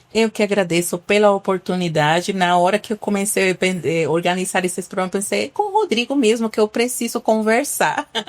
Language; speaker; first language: Portuguese; non-native, fluent; Spanish